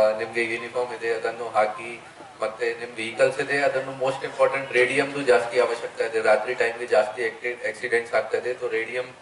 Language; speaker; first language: Kannada; non-native, learner; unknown